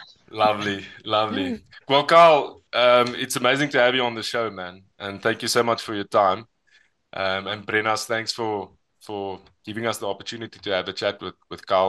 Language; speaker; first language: English; non-native, local second language; Afrikaans